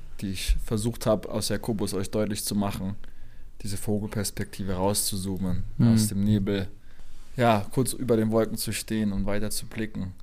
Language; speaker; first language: German; native; German